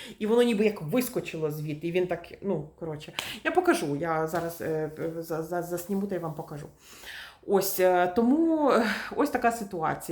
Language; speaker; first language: Ukrainian; native; Ukrainian